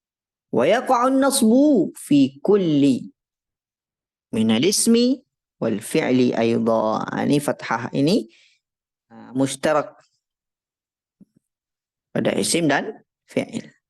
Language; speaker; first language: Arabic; non-native, fluent; Indonesian